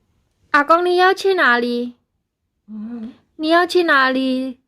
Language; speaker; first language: Chinese; non-native, learner; Indonesian